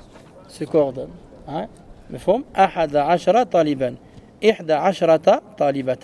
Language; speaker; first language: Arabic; non-native, fluent; French